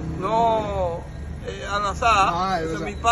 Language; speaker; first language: Spanish; native; Spanish